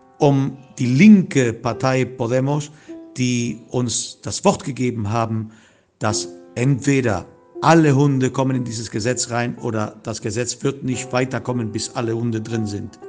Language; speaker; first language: German; non-native, fluent; Spanish